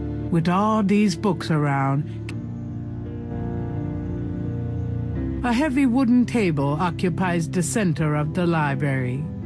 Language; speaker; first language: English; native; English